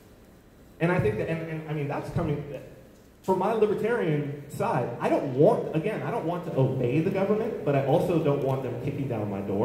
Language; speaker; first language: English; native; English